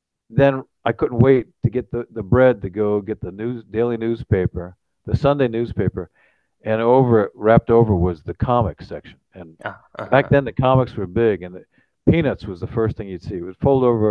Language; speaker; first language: English; native; English